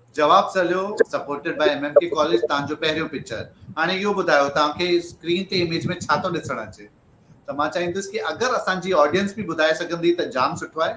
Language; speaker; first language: Sindhi; early bilingual, heritage; Sindhi